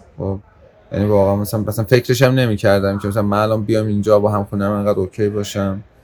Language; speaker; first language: Persian; non-native, local second language; Azerbaijani